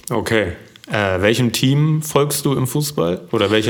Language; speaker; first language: German; native; German